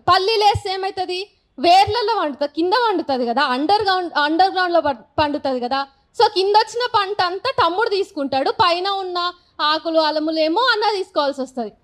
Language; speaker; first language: Telugu; native; Telugu